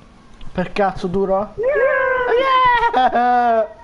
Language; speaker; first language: Italian; native; Italian